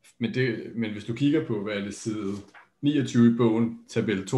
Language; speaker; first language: Danish; native; Danish